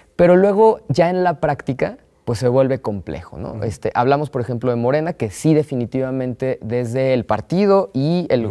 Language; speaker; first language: Spanish; native; Spanish